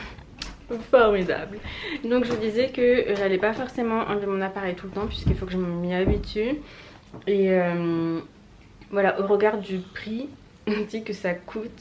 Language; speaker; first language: French; native; French